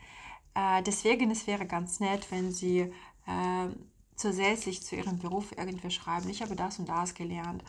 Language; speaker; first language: German; non-native, fluent; Russian